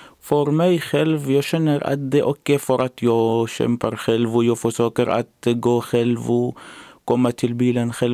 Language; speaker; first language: Swedish; non-native, learner; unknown